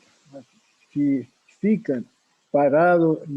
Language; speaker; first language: Portuguese; non-native, fluent; Spanish